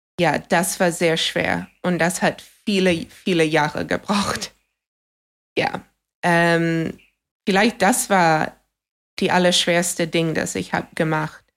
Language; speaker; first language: German; non-native, fluent; English